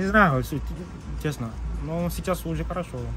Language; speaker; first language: Russian; non-native, fluent; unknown